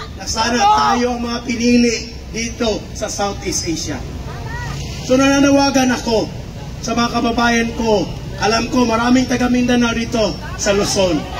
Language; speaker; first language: Filipino; non-native, local second language; Cebuano